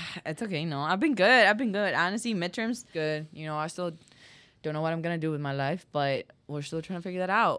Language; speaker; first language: English; non-native, fluent; Spanish